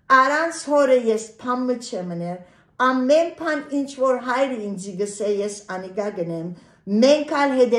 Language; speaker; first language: Armenian; early bilingual, heritage; Armenian